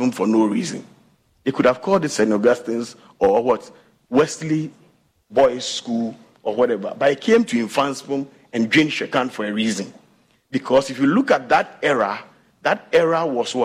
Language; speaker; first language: English; non-native, local second language; Akan